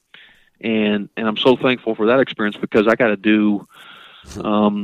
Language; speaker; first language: English; native; English